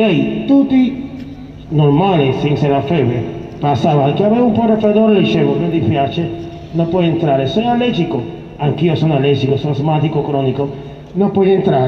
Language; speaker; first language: Italian; non-native, fluent; Spanish